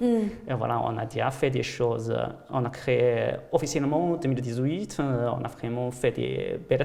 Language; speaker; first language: French; non-native, fluent; Chinese